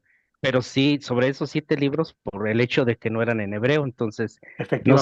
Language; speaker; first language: Spanish; native; Spanish